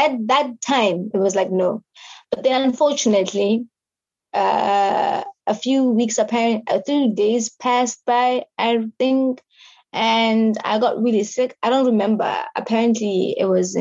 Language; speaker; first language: English; non-native, local second language; Southern Sotho